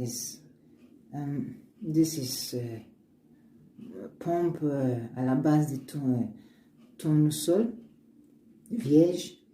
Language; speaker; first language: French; non-native, learner; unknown